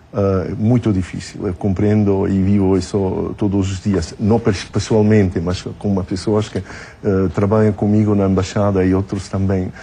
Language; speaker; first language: Portuguese; non-native, fluent; French